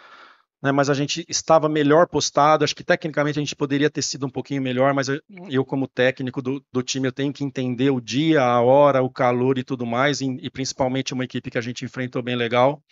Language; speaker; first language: Portuguese; native; Portuguese